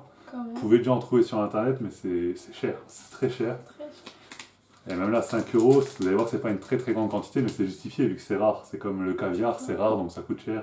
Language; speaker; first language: French; native; French